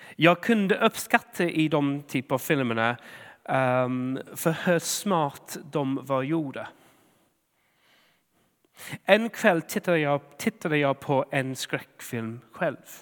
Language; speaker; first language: Swedish; non-native, fluent; English